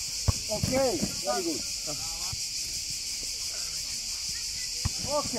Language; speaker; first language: English; non-native, fluent; Italian